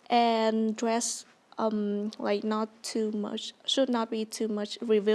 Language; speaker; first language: English; non-native, learner; Vietnamese